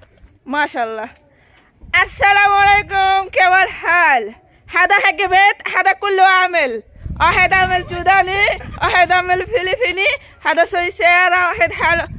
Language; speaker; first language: Arabic; non-native, learner; Bangla